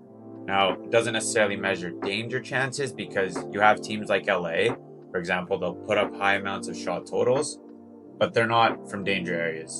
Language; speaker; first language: English; native; English